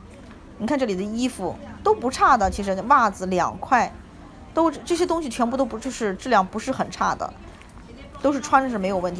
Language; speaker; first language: Chinese; native; Chinese